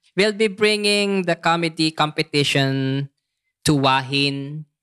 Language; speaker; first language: English; non-native, local second language; Filipino